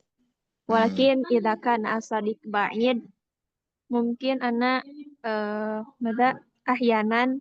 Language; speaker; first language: Arabic; non-native, learner; Indonesian